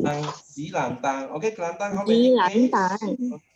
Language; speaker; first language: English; non-native, local second language; Chinese